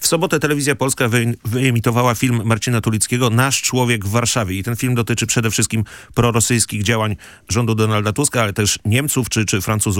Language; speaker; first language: Polish; native; Polish